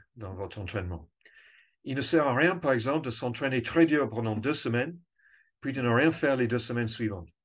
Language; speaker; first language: French; non-native, fluent; English